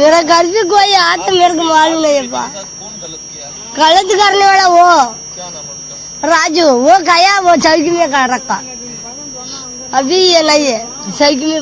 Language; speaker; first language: Hindi; non-native, local second language; Tamil